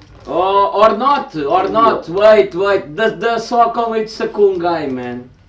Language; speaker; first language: English; non-native, fluent; Portuguese